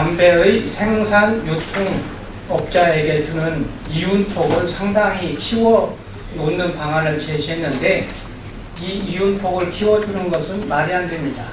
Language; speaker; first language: Korean; native; Korean